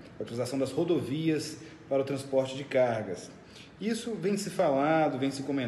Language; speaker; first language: Portuguese; native; Portuguese